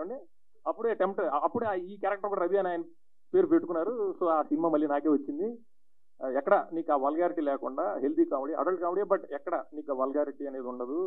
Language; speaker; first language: Telugu; native; Telugu